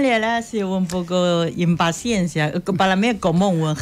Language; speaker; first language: Spanish; non-native, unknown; Chinese